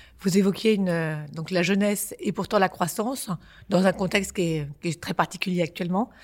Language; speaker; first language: French; native; French